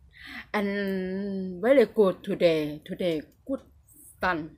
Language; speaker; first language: English; non-native, learner; Thai